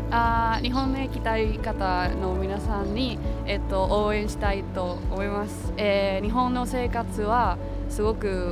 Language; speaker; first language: Japanese; non-native, fluent; Spanish